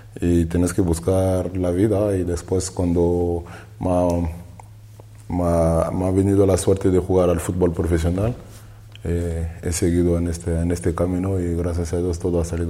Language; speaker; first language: Spanish; non-native, learner; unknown